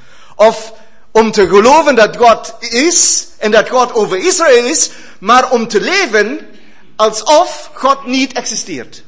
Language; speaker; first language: Dutch; non-native, learner; German